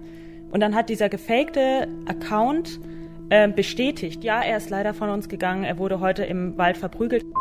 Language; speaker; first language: German; native; German